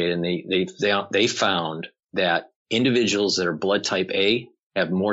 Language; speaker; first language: English; native; English